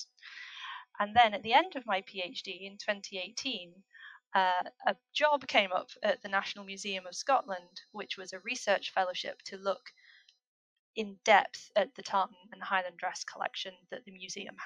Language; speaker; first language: English; native; English